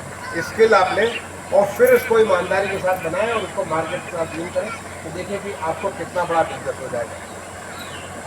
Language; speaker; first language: Hindi; native; Hindi